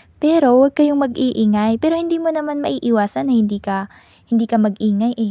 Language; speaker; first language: Filipino; non-native, local second language; Maranao